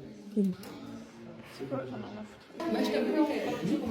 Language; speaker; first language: French; native; French